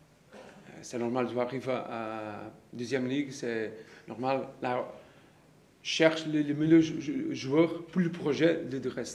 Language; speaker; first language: French; non-native, learner; Portuguese